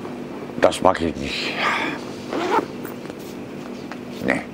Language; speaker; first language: German; non-native, learner; Romanian